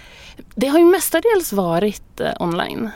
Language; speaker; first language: Swedish; native; Swedish